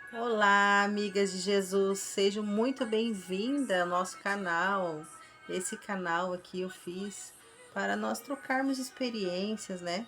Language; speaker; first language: Portuguese; native; Portuguese